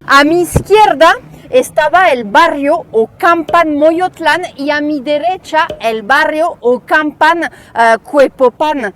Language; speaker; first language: Spanish; native; Spanish